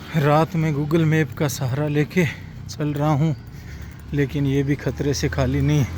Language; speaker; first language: Hindi; native; Hindi